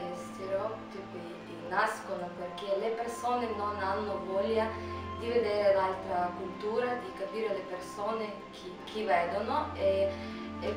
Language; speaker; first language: Italian; non-native, fluent; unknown